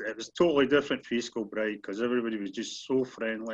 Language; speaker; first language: English; native; English